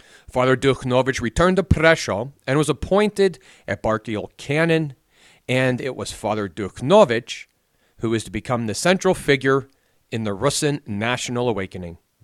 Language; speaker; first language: English; native; English